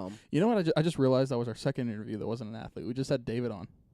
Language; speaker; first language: English; native; English